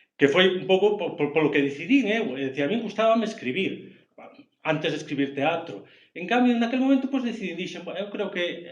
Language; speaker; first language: Galician; native; Galician